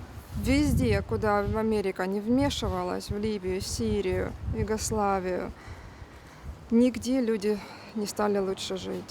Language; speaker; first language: Russian; native; Russian